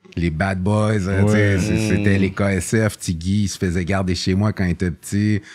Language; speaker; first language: French; native; French